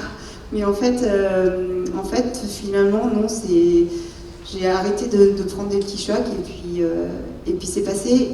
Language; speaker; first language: French; native; French